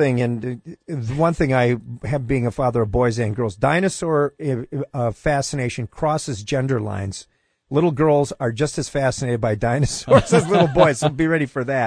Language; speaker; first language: English; native; English